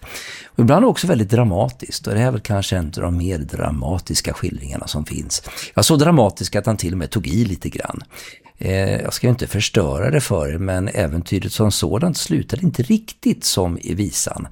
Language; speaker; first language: Swedish; native; Swedish